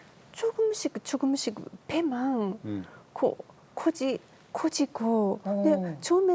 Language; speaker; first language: Korean; non-native, learner; Japanese